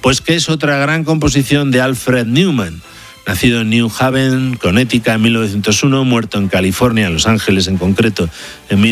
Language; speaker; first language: Spanish; native; Spanish